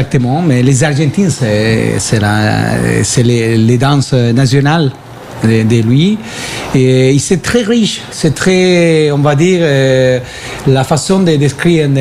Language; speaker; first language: French; non-native, fluent; Spanish